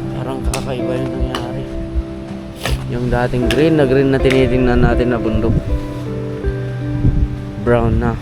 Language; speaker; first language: Filipino; non-native, local second language; Iloko